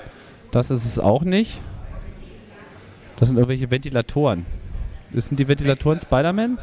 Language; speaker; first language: German; native; German